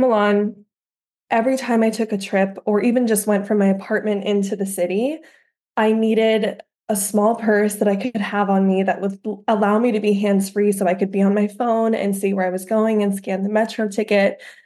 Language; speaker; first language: English; native; English